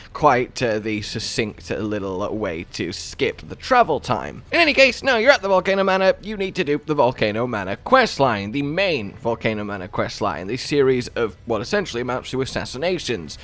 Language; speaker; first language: English; native; English